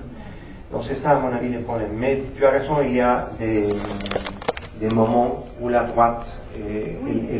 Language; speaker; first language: French; non-native, fluent; Spanish